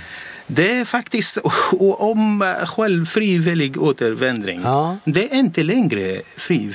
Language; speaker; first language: Swedish; non-native, learner; Arabic